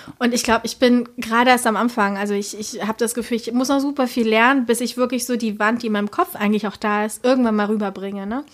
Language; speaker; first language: German; early bilingual, other home language; Spanish